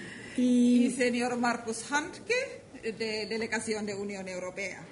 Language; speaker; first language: Spanish; non-native, learner; Finnish